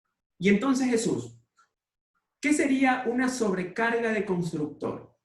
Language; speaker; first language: Spanish; native; Spanish